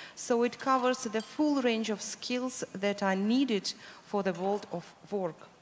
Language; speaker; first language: English; non-native, fluent; Russian